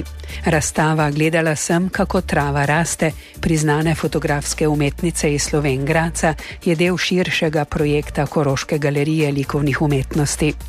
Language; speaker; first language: Slovenian; native; Slovenian